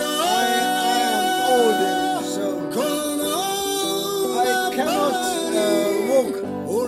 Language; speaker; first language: English; non-native, learner; Japanese